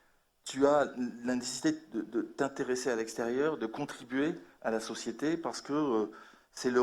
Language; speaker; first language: French; native; French